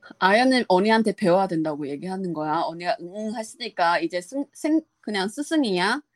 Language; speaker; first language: Korean; non-native, learner; Chinese